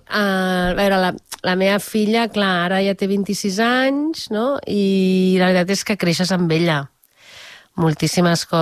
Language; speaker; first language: Catalan; native; Catalan